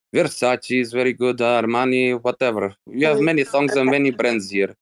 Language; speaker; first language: English; non-native, fluent; Arabic